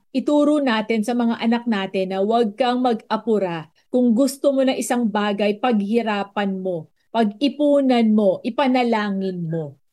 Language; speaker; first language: Filipino; non-native, local second language; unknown